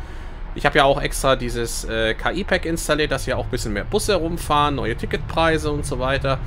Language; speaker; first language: German; native; German